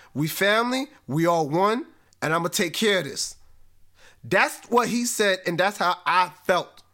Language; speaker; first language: English; native; English